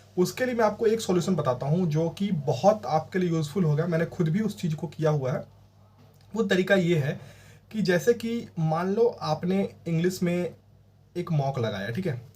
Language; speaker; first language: Hindi; native; Hindi